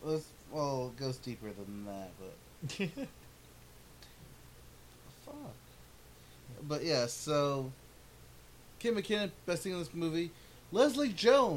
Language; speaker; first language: English; native; English